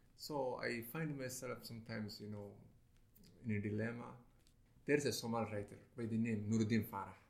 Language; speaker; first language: English; non-native, fluent; Somali